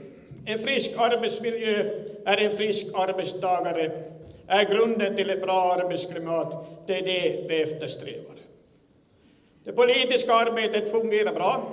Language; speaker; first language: Swedish; native; Swedish